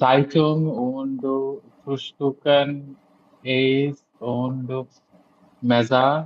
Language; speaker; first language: German; non-native, learner; Bangla